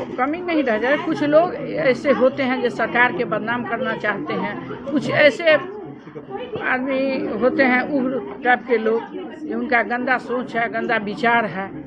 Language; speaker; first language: Hindi; native; Hindi